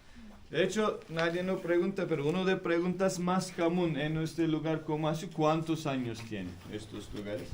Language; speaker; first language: Spanish; non-native, fluent; Turkish